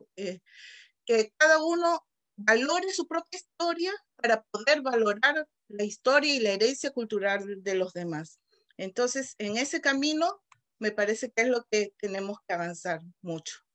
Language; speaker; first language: Spanish; native; Spanish